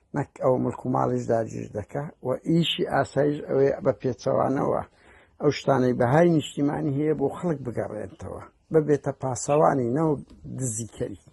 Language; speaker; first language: Central Kurdish; native; Central Kurdish